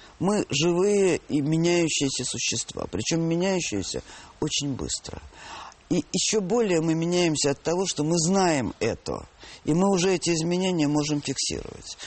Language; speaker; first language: Russian; native; Russian